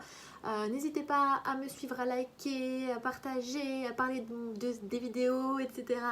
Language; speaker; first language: French; native; French